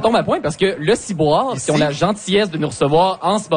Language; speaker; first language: French; native; French